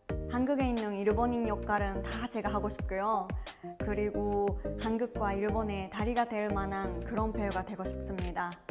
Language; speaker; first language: Korean; non-native, fluent; Japanese